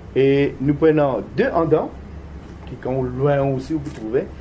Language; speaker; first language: French; non-native, local second language; Morisyen